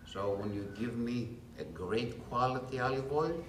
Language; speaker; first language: English; non-native, fluent; Greek